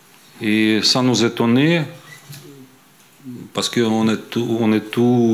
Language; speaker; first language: French; non-native, fluent; Ukrainian